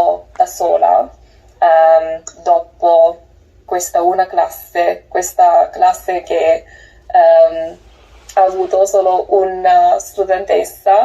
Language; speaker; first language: Italian; non-native, learner; English